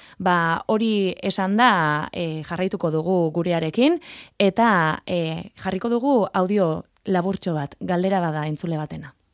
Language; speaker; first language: Basque; native; Basque